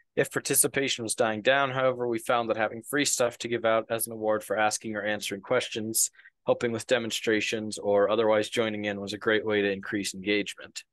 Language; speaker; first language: English; native; English